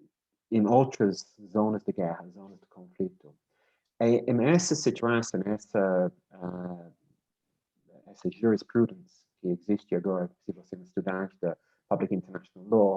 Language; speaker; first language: Portuguese; non-native, learner; English